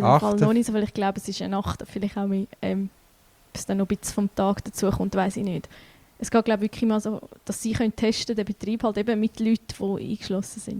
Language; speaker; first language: German; native; German